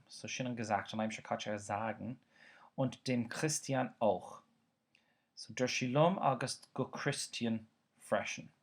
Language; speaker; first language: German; non-native, fluent; Irish